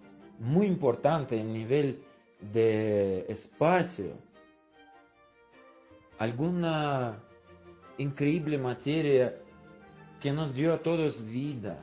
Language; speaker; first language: Spanish; non-native, fluent; Russian